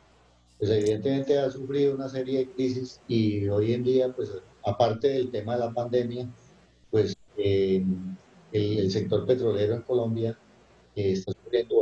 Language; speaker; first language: Spanish; native; Spanish